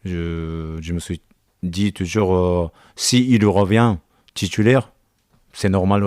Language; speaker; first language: French; non-native, learner; Japanese